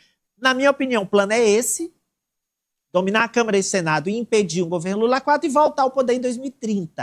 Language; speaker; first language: Portuguese; native; Portuguese